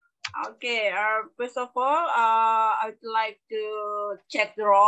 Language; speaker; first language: English; non-native, learner; Indonesian